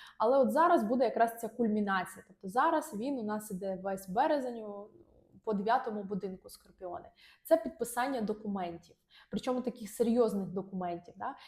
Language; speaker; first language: Ukrainian; non-native, local second language; Russian